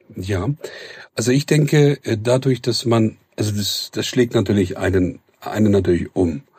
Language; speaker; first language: German; non-native, fluent; Turkish